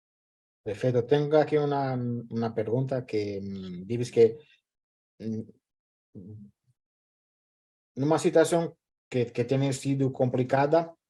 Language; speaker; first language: Spanish; non-native, fluent; Portuguese